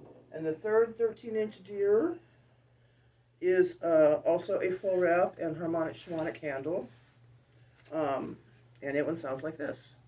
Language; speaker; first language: English; native; English